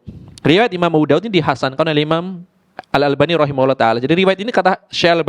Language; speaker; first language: Indonesian; native; Indonesian